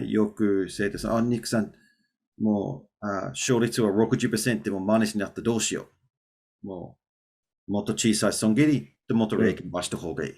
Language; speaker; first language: Japanese; non-native, learner; English